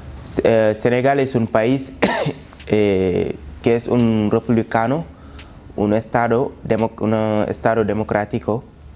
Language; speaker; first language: Spanish; non-native, learner; Wolof